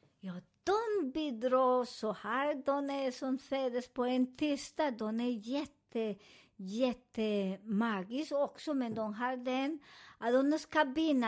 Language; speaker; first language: Swedish; non-native, fluent; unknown